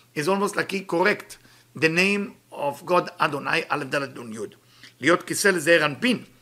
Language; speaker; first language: English; non-native, fluent; Hebrew